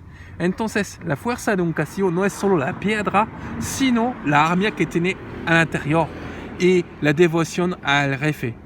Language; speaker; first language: Spanish; non-native, learner; French